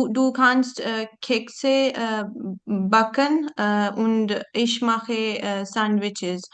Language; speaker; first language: German; non-native, learner; Urdu